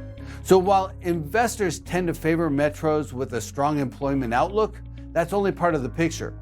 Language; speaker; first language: English; native; English